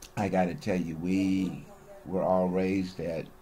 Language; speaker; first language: English; native; English